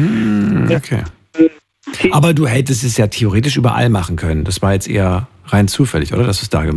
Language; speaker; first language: German; native; German